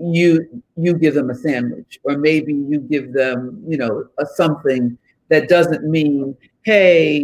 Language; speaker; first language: English; native; English